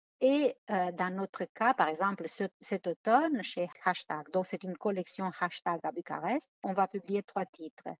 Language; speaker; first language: French; non-native, fluent; Romanian